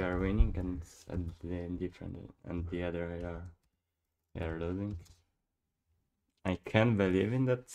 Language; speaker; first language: English; non-native, fluent; Polish